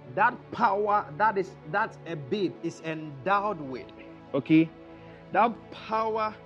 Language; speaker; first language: English; non-native, local second language; Akan